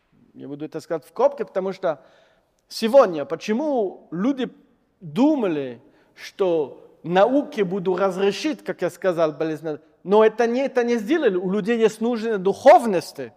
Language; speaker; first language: Russian; non-native, fluent; French